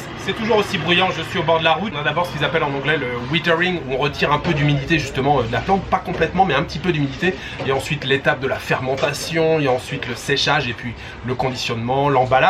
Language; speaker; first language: French; native; French